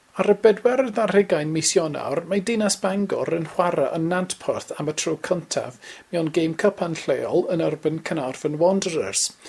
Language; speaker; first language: Welsh; native; Welsh